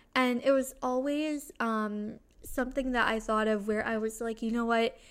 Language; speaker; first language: English; native; English